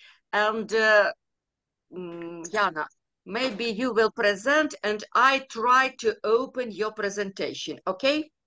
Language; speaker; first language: English; non-native, learner; Ukrainian